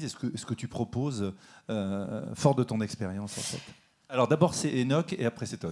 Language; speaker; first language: French; native; French